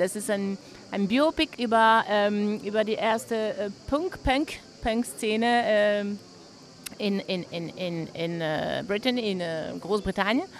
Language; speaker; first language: German; non-native, fluent; French